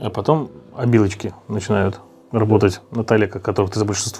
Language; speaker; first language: Russian; native; Russian